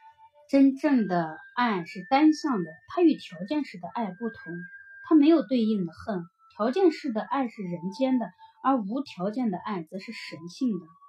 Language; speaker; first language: Chinese; native; Chinese